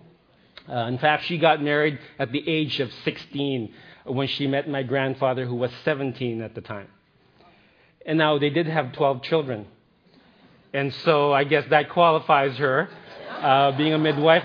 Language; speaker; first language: English; non-native, local second language; Filipino